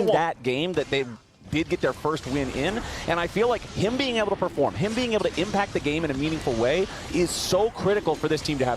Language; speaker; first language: English; native; English